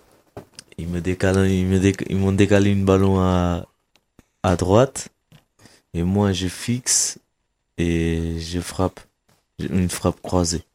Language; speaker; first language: French; non-native, fluent; Kabuverdianu